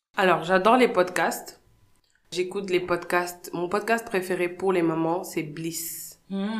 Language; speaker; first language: French; non-native, local second language; Wolof